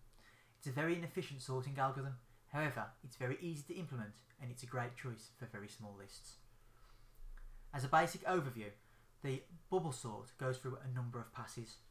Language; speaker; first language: English; native; English